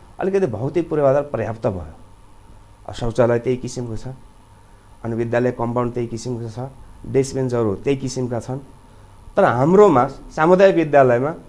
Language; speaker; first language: Nepali; native; Nepali